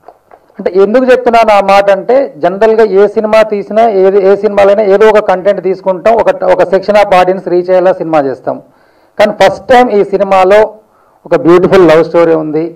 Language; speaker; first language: Telugu; native; Telugu